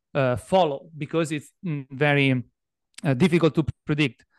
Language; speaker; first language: English; non-native, fluent; Italian